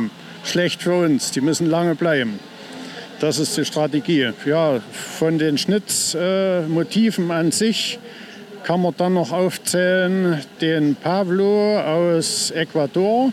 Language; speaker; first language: German; native; German